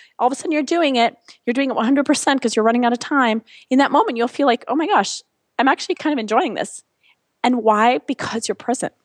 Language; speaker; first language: English; non-native, fluent; French